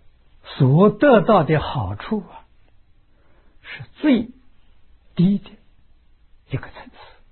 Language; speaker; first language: Chinese; native; Chinese